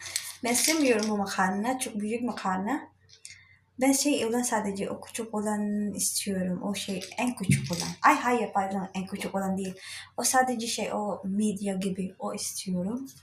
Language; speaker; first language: Turkish; non-native, learner; Filipino